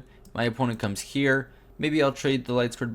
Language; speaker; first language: English; native; English